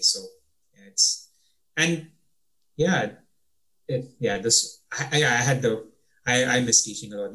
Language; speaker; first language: English; native; English